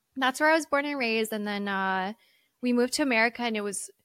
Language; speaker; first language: English; early bilingual, other home language; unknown